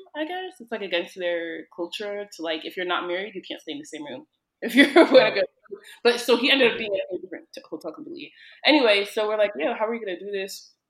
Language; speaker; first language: English; early bilingual, other home language; Yoruba